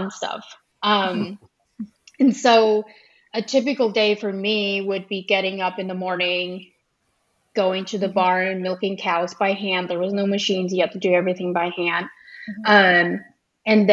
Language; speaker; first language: English; early bilingual, other home language; Pennsylvania German